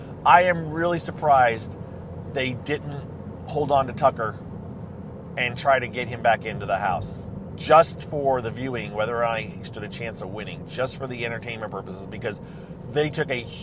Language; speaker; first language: English; native; English